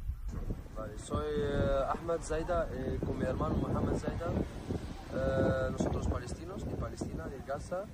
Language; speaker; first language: Spanish; non-native, learner; Arabic